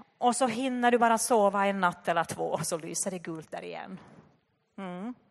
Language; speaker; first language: Swedish; native; Swedish